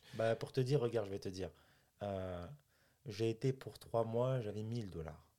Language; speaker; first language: French; native; French